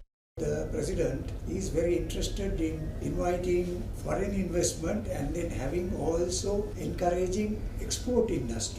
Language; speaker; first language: English; non-native, local second language; Sinhala